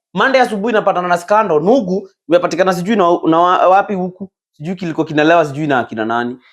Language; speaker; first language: Swahili; native; Swahili